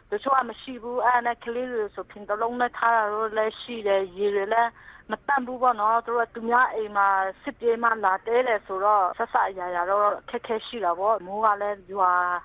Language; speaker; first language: Burmese; non-native, local second language; Kachin